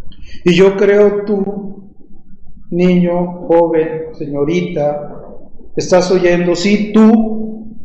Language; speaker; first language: Spanish; native; Spanish